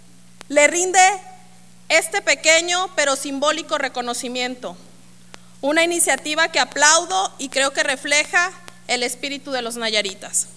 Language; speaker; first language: Spanish; native; Spanish